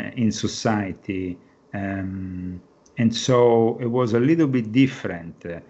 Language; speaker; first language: English; non-native, fluent; Italian